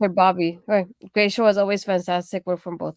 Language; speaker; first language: English; native; English